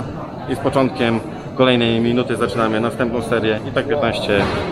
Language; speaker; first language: Polish; native; Polish